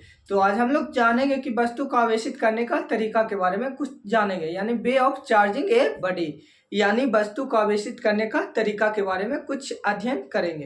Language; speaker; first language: Hindi; native; Hindi